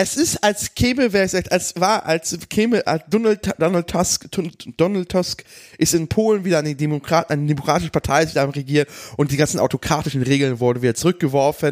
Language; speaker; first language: German; native; German